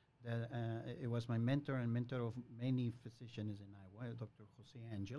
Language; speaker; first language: English; non-native, fluent; Spanish